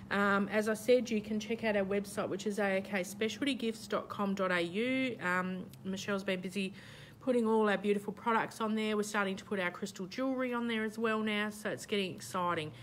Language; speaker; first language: English; native; English